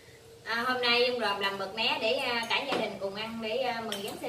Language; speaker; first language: Vietnamese; native; Vietnamese